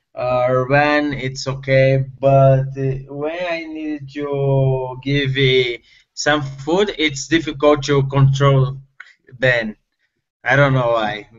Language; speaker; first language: English; non-native, learner; Spanish